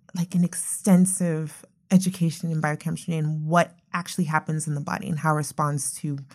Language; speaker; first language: English; non-native, local second language; Yoruba